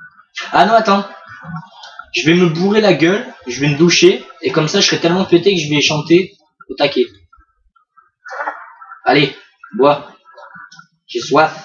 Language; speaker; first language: French; native; French